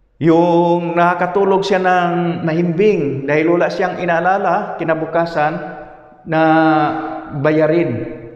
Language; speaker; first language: Filipino; non-native, local second language; Cebuano